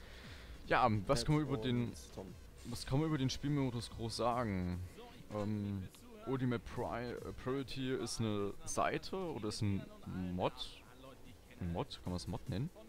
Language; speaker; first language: German; native; German